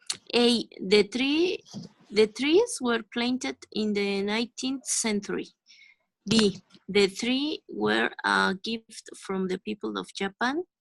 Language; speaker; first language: English; non-native, learner; Spanish